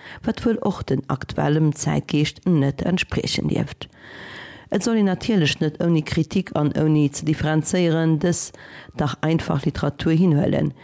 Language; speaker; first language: Luxembourgish; early bilingual, other home language; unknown